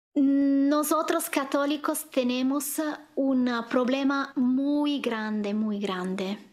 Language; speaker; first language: Spanish; non-native, fluent; Italian